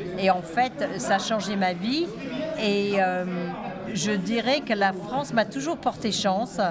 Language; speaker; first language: French; non-native, fluent; English